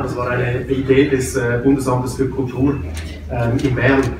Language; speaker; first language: German; native; German